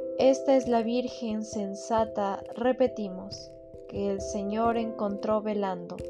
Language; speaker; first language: Spanish; native; Spanish